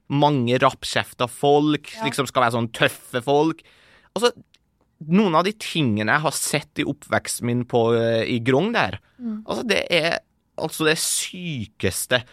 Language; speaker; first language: Norwegian; early bilingual, other home language; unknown